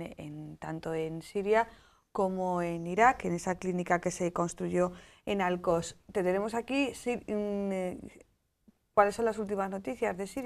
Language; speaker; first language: Spanish; native; Spanish